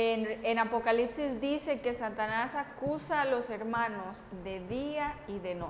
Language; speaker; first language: Spanish; native; Spanish